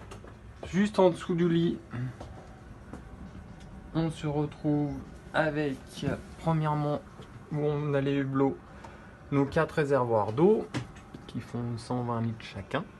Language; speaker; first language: French; native; French